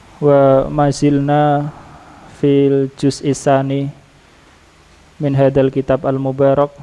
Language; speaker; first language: Arabic; non-native, fluent; Indonesian